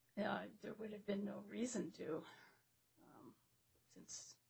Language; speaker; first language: English; native; English